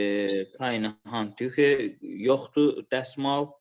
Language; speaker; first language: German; non-native, learner; Azerbaijani